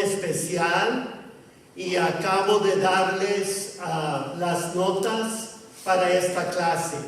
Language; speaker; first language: Spanish; non-native, fluent; English